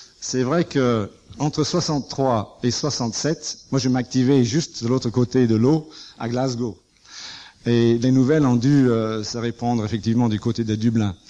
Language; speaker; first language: French; non-native, fluent; English